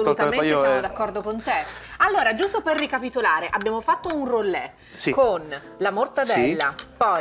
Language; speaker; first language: Italian; native; Italian